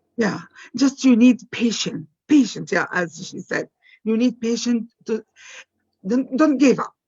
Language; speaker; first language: English; non-native, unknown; Arabic